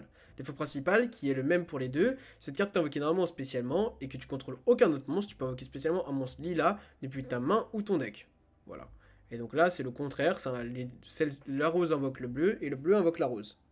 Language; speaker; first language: French; native; French